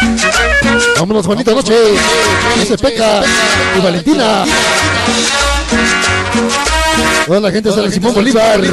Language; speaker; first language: Spanish; native; Spanish